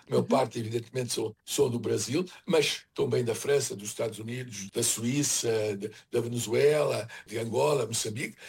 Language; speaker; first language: Portuguese; native; Portuguese